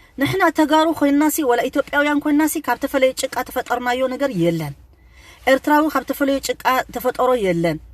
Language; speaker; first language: Tigrinya; native; Tigrinya